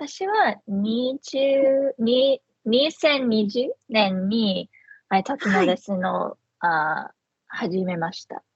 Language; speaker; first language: Japanese; non-native, fluent; English